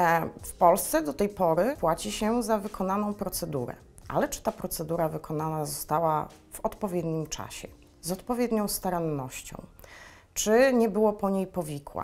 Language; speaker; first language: Polish; native; Polish